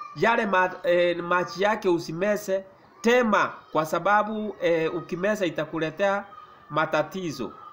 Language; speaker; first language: Swahili; non-native, local second language; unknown